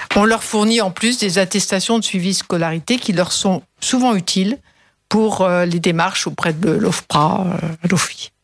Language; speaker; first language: French; native; French